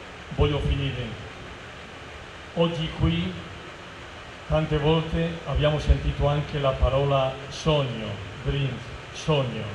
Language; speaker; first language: Italian; non-native, fluent; Spanish